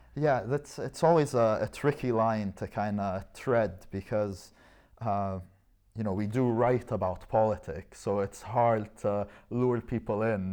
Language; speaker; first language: English; non-native, fluent; Arabic